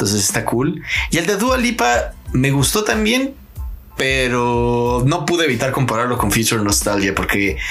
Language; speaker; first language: Spanish; native; Spanish